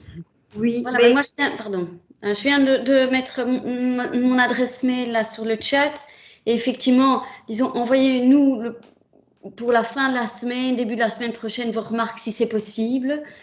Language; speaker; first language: French; native; French